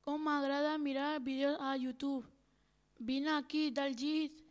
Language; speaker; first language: Catalan; non-native, local second language; Spanish